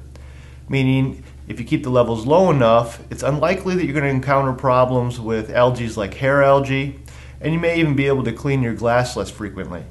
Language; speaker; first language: English; native; English